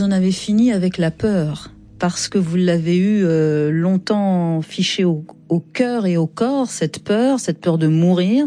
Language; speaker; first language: French; native; French